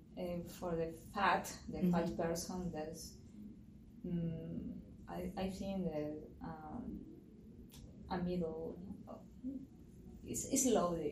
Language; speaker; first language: English; non-native, learner; Spanish